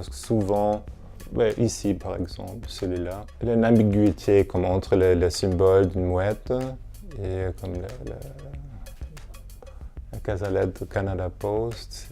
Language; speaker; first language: French; non-native, fluent; German